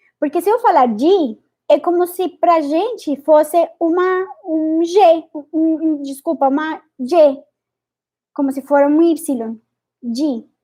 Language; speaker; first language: Portuguese; non-native, fluent; Spanish